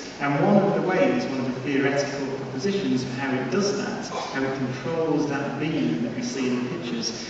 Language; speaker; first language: English; native; English